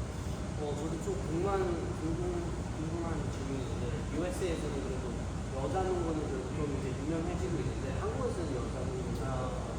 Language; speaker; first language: Korean; early bilingual, heritage; Korean